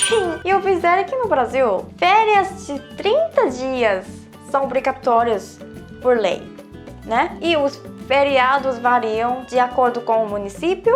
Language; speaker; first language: Portuguese; non-native, fluent; Korean